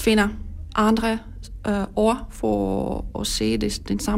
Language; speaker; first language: Danish; non-native, learner; Polish